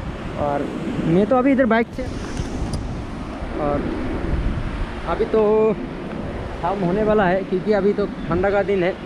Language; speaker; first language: Hindi; non-native, local second language; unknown